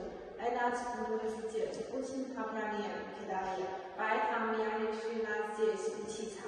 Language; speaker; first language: Russian; non-native, fluent; Chinese